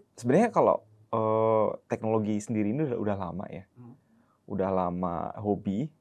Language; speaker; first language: Indonesian; early bilingual, heritage; Indonesian